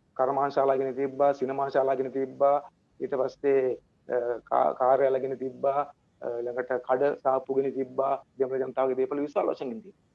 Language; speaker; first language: Sinhala; native; Sinhala